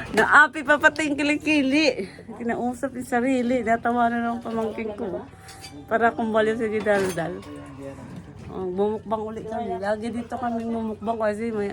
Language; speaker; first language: Filipino; non-native, local second language; Waray